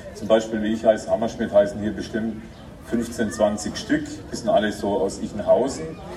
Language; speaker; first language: German; native; German